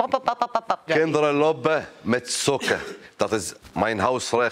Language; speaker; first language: Dutch; non-native, learner; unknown